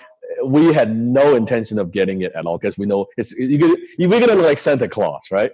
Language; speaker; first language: English; non-native, local second language; Cantonese